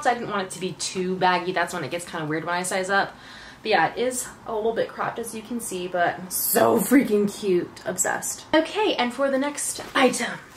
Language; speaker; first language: English; native; English